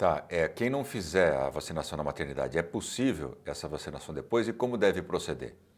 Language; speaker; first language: Portuguese; native; Portuguese